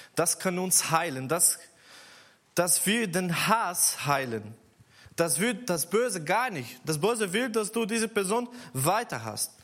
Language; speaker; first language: German; non-native, learner; Portuguese